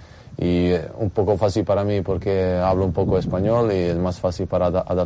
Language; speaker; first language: Spanish; non-native, fluent; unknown